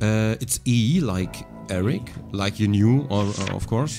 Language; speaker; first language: English; non-native, fluent; German